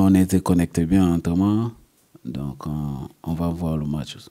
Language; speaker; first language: French; non-native, learner; English